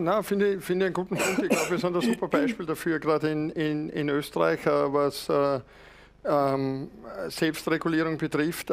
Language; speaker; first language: German; native; German